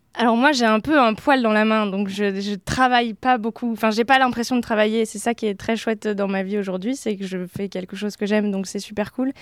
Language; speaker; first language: French; native; French